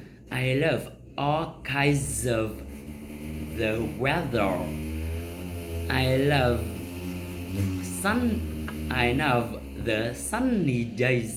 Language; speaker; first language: English; non-native, learner; Vietnamese